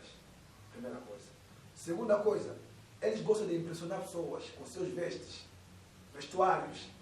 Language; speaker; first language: Portuguese; non-native, fluent; Lingala